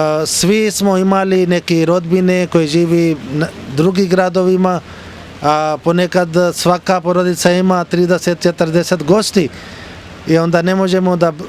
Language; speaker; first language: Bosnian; non-native, learner; Urdu